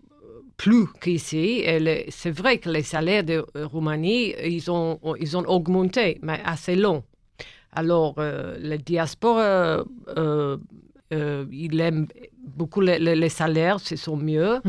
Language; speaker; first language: French; non-native, fluent; English